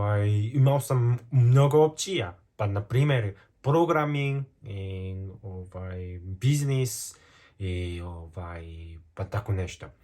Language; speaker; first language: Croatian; non-native, fluent; Korean